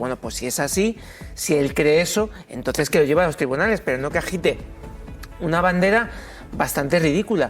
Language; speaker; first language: Spanish; native; Spanish